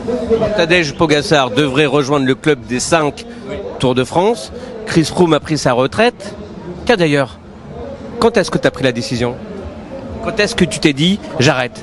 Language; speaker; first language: French; native; French